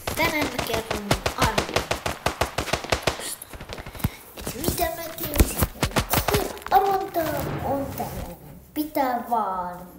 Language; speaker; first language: Finnish; early bilingual, other home language; Russian